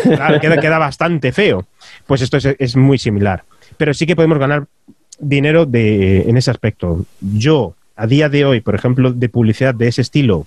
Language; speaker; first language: Spanish; native; Spanish